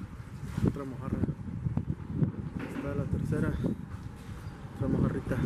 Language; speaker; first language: Spanish; native; Spanish